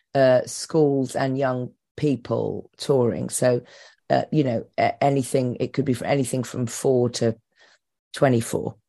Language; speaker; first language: English; native; English